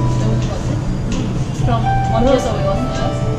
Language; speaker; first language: Korean; non-native, fluent; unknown